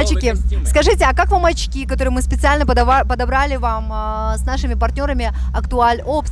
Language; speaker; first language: Russian; native; Russian